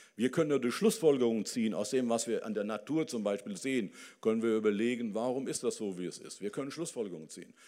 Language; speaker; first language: German; native; German